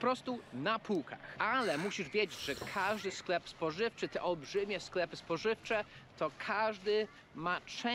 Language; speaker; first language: Polish; non-native, fluent; English